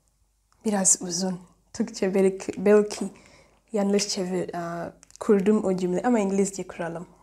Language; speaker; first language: Turkish; non-native, learner; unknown